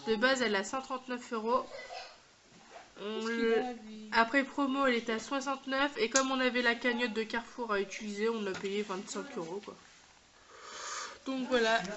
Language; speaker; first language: French; native; French